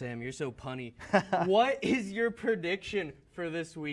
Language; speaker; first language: English; native; English